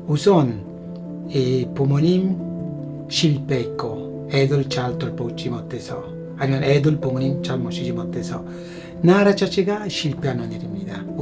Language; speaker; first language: Korean; non-native, fluent; Italian